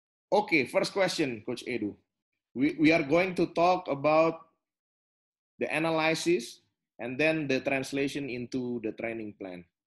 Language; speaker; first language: English; non-native, fluent; Indonesian